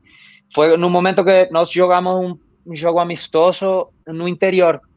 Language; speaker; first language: Portuguese; non-native, fluent; Spanish